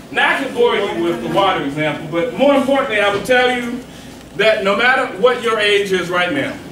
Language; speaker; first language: English; native; English